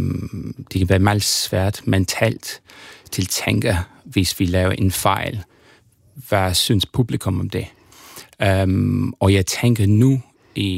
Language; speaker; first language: Danish; non-native, fluent; German